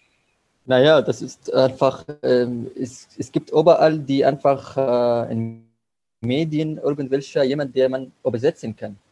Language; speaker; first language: German; non-native, learner; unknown